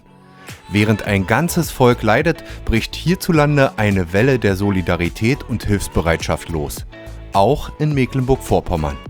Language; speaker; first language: German; native; German